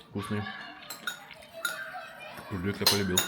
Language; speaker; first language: Russian; native; Russian